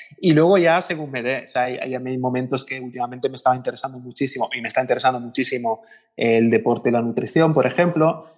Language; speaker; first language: Spanish; non-native, fluent; Italian